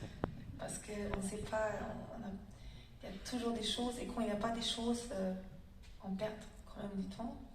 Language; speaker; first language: French; non-native, fluent; German